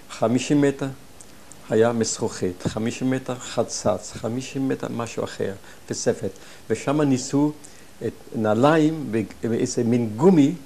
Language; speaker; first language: Hebrew; non-native, fluent; German